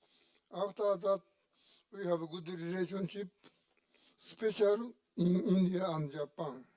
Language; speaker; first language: English; non-native, learner; Japanese